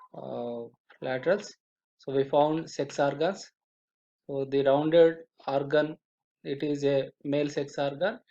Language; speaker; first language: English; non-native, local second language; Telugu